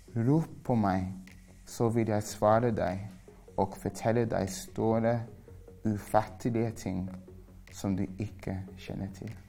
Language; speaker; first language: Norwegian; non-native, fluent; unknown